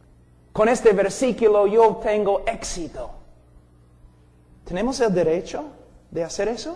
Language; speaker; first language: Spanish; non-native, fluent; English